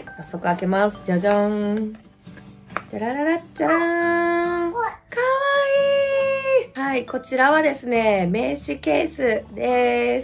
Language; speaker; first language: Japanese; native; Japanese